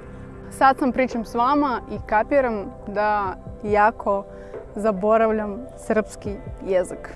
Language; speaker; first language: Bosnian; non-native, learner; Russian